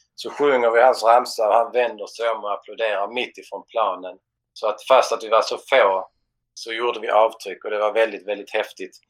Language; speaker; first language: Swedish; native; Swedish